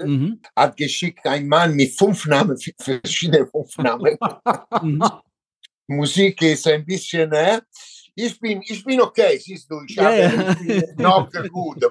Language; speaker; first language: German; non-native, learner; Italian